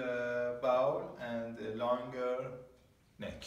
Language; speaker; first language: English; non-native, learner; Persian